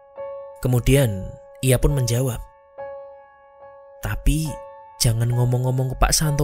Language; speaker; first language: Indonesian; native; Indonesian